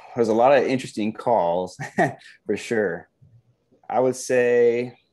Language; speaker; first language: English; native; English